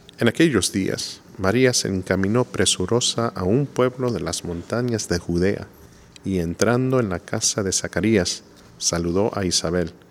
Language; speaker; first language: Spanish; non-native, fluent; English